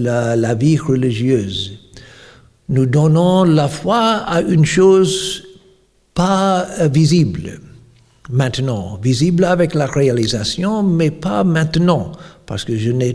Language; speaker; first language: French; non-native, fluent; English